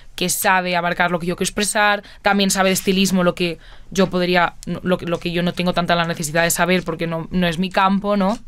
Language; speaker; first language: Spanish; native; Spanish